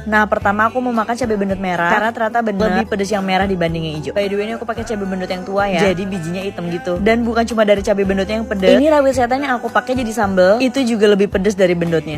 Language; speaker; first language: Indonesian; native; Indonesian